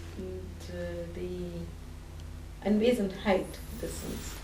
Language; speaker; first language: German; non-native, fluent; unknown